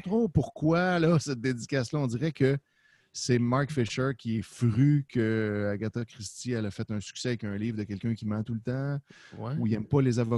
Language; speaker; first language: French; native; French